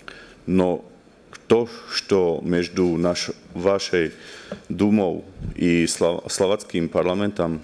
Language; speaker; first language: Russian; non-native, learner; Slovak